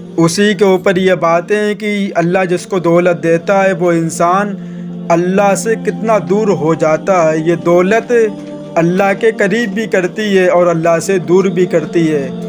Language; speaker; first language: Urdu; native; Urdu